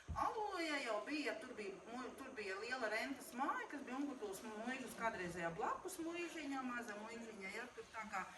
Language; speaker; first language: Latvian; native; Latvian